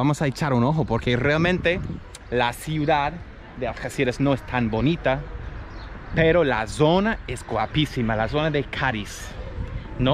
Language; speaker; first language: Spanish; native; Spanish